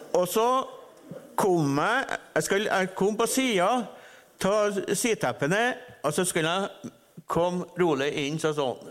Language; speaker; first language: Norwegian; native; Norwegian